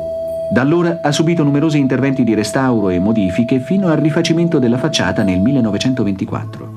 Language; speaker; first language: Italian; native; Italian